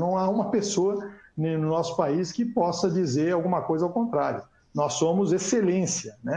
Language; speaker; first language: Portuguese; native; Portuguese